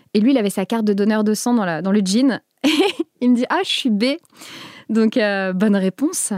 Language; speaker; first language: French; native; French